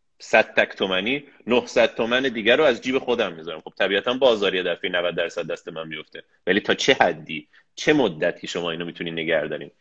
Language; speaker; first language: Persian; early bilingual, heritage; Persian